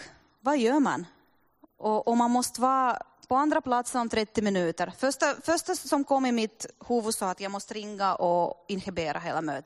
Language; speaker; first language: Swedish; non-native, fluent; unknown